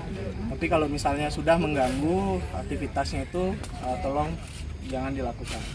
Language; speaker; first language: Indonesian; native; Indonesian